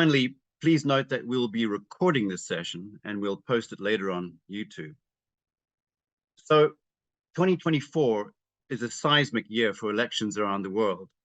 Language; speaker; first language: English; native; English